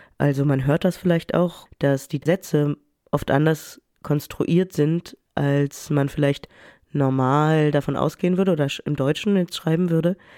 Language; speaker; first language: German; early bilingual, other home language; French